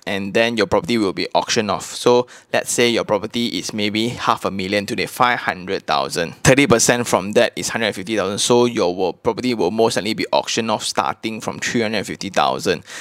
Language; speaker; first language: English; non-native, local second language; Chinese